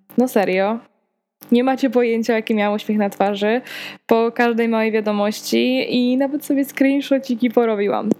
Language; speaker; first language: Polish; early bilingual, heritage; Polish